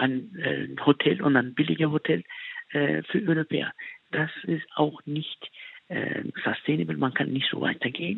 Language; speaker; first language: German; non-native, fluent; Turkish